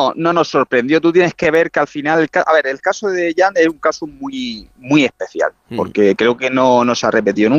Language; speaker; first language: Spanish; native; Spanish